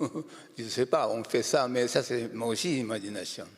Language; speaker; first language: French; non-native, learner; Japanese